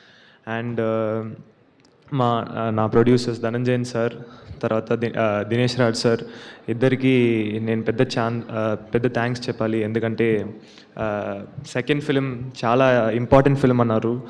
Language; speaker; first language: Telugu; non-native, learner; Tamil